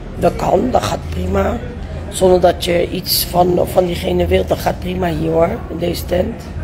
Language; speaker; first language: Dutch; early bilingual, other home language; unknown